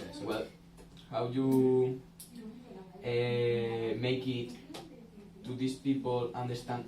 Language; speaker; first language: English; non-native, learner; Spanish